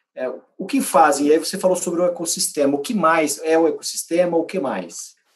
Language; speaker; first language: Portuguese; native; Portuguese